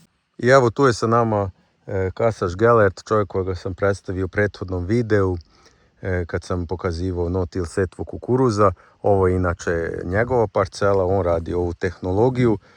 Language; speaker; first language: Croatian; native; Croatian